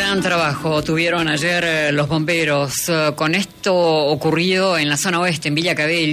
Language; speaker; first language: Spanish; native; Spanish